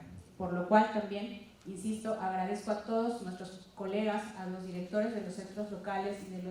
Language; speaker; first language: Spanish; native; Spanish